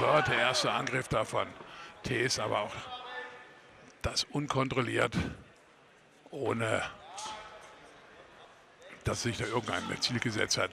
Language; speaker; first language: German; native; German